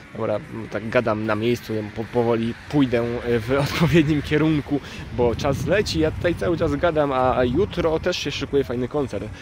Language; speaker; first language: Polish; native; Polish